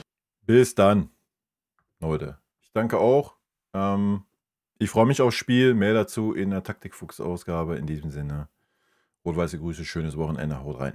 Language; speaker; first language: German; native; German